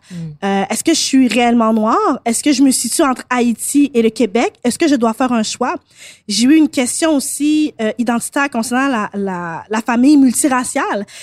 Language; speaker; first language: French; native; French